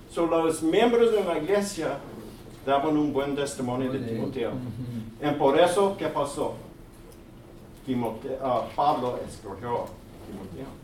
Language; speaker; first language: Spanish; early bilingual, heritage; English